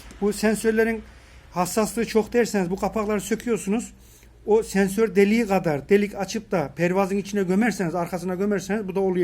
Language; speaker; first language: Turkish; native; Turkish